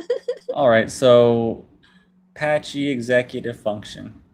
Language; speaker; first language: English; native; English